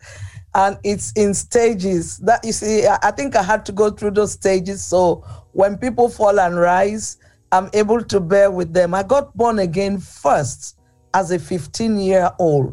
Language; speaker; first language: English; non-native, local second language; Igbo